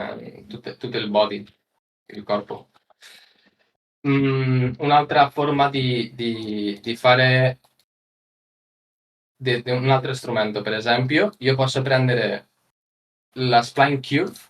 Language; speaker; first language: Italian; non-native, learner; Spanish